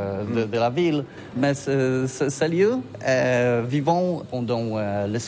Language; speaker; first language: French; non-native, learner; Polish